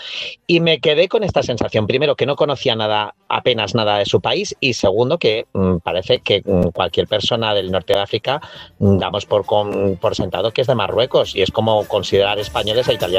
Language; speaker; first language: Spanish; native; Spanish